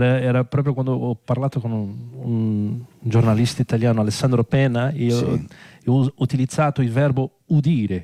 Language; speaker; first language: Italian; non-native, fluent; Portuguese